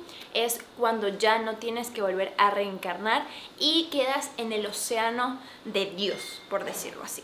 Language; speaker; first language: Spanish; native; Spanish